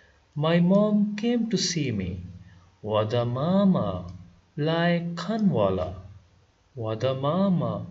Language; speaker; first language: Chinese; non-native, fluent; Hindi